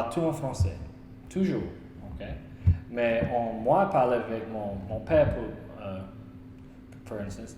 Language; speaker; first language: French; non-native, learner; English